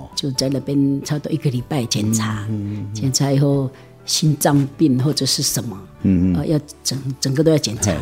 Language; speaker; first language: Min Nan Chinese; non-native, local second language; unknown